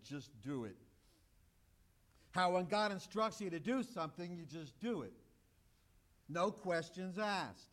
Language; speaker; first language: English; native; English